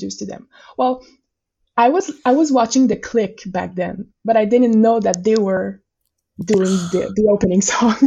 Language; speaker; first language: English; non-native, fluent; French